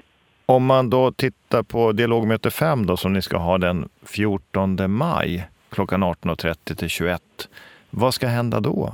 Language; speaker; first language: Swedish; native; Swedish